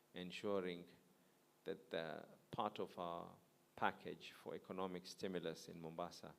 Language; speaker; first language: English; non-native, local second language; Swahili